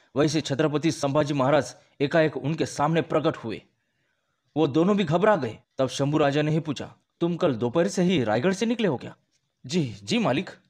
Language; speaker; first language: Hindi; non-native, local second language; Marathi